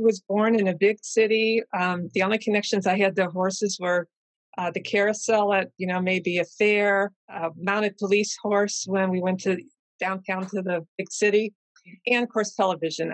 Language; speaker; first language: English; native; English